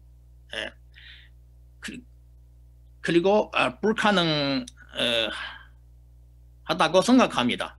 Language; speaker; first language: Korean; non-native, fluent; Chinese